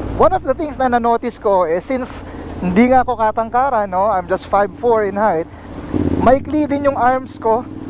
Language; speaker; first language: Filipino; native; Filipino